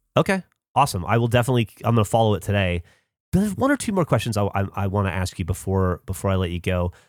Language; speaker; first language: English; native; English